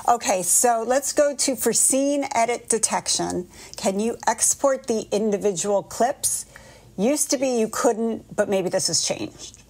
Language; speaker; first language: English; native; English